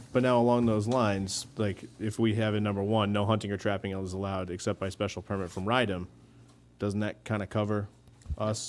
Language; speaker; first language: English; native; English